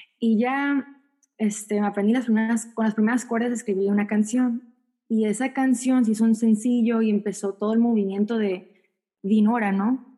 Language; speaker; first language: Spanish; early bilingual, heritage; Spanish